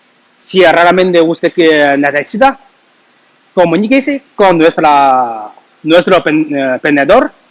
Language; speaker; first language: Spanish; non-native, learner; Chinese